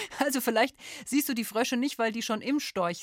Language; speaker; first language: German; native; German